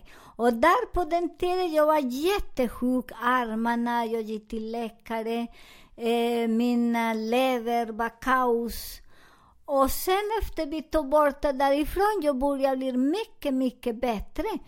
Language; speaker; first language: Swedish; non-native, learner; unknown